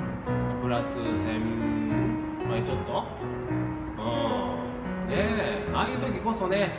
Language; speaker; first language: Japanese; native; Japanese